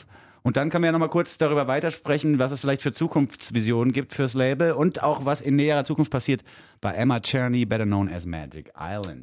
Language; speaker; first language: German; native; German